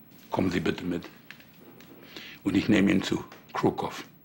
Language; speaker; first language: German; native; German